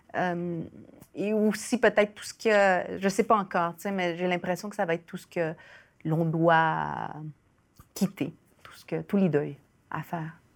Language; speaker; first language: French; early bilingual, other home language; Spanish